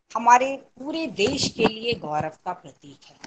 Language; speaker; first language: Hindi; native; Hindi